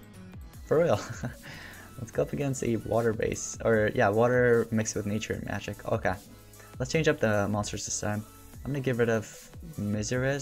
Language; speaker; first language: English; native; English